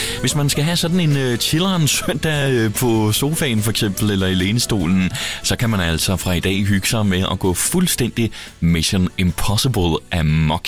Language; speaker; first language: Danish; native; Danish